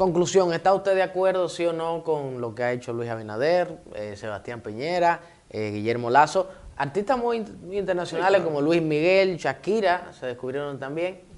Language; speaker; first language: Spanish; native; Spanish